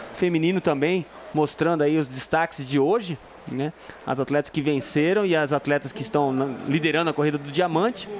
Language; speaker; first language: Portuguese; native; Portuguese